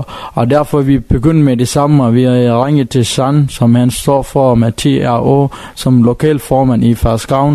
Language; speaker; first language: Danish; non-native, learner; Tamil